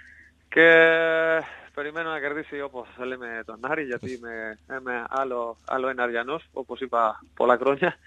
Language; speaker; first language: Greek; non-native, learner; Spanish